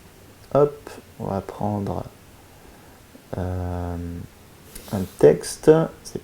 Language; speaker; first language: French; native; French